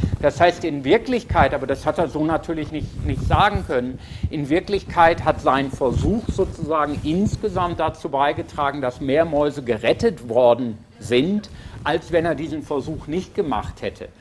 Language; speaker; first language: German; native; German